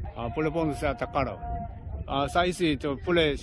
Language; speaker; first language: French; non-native, learner; Korean